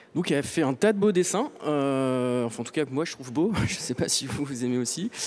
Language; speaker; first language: French; native; French